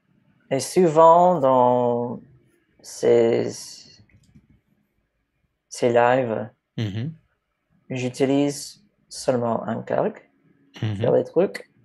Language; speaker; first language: French; non-native, fluent; English